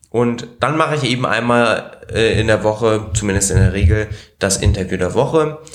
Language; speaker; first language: German; native; German